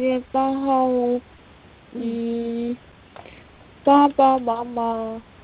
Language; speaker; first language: Chinese; non-native, learner; Korean